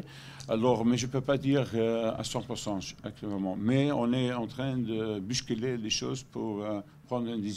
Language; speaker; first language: French; non-native, learner; Dutch